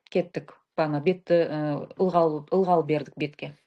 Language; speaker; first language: Kazakh; native; Kazakh